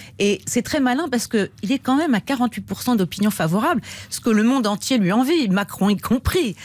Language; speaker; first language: French; native; French